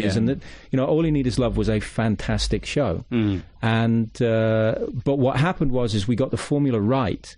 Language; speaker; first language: English; native; English